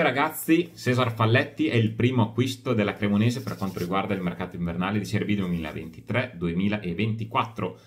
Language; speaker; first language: Italian; native; Italian